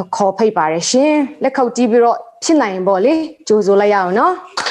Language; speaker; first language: Burmese; non-native, local second language; Hakha Chin